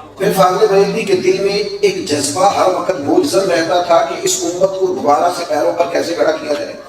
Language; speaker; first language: Urdu; non-native, local second language; Punjabi